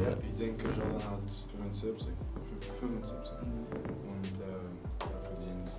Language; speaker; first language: German; non-native, learner; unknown